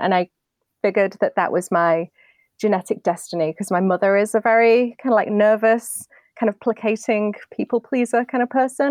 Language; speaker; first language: English; native; English